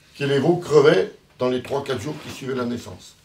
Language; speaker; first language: French; native; French